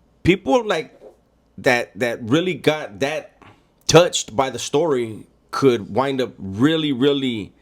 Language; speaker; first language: English; native; English